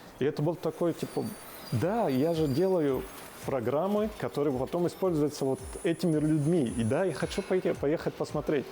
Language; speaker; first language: Russian; non-native, fluent; Arabic